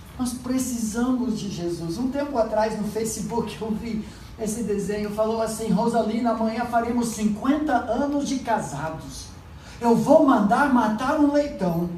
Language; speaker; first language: Portuguese; non-native, fluent; English